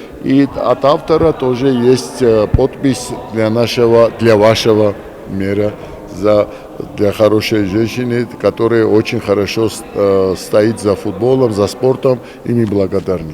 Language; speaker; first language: Russian; non-native, fluent; Georgian